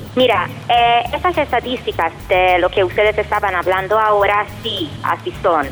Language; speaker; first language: Spanish; non-native, fluent; Hungarian